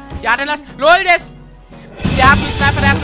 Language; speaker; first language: German; native; German